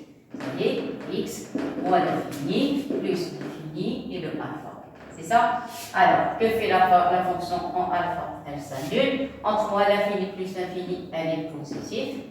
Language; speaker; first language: French; non-native, local second language; Arabic